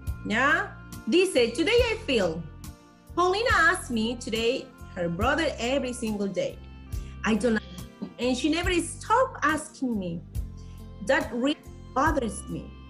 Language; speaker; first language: English; non-native, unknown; Spanish